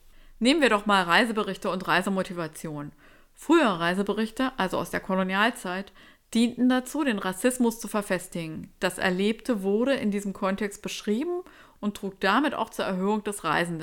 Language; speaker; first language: German; native; German